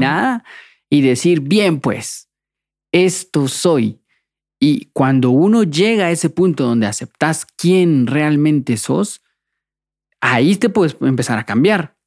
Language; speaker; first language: Spanish; native; Spanish